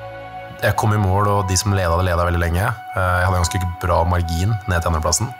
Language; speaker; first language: Norwegian; native; Norwegian